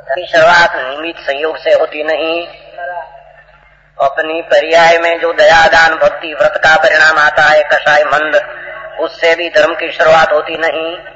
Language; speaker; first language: Hindi; non-native, local second language; Gujarati